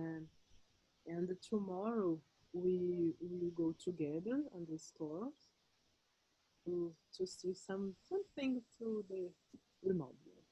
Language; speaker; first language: English; non-native, learner; Portuguese